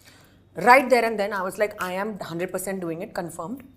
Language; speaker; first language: Telugu; non-native, learner; Hindi